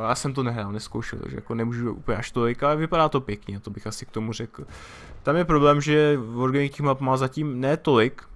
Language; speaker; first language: Czech; native; Czech